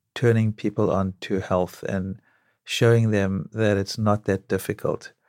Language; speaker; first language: English; native; English